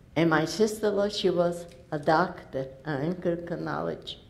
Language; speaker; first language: English; non-native, learner; Polish